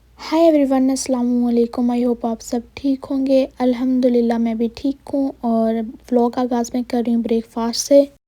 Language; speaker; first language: Urdu; non-native, local second language; Punjabi